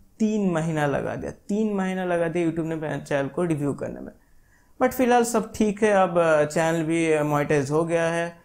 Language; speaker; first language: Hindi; non-native, local second language; Bangla